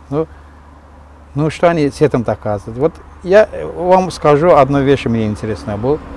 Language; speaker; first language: Russian; non-native, local second language; Azerbaijani